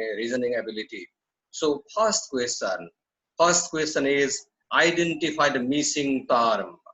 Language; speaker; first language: English; non-native, local second language; Assamese